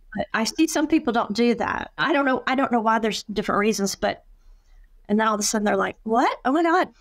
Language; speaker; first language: English; native; English